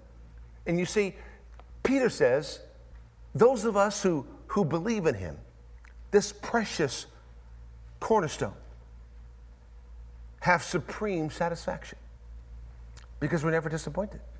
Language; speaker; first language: English; native; English